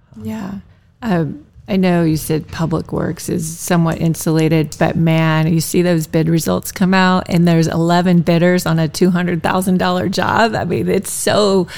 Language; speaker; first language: English; native; English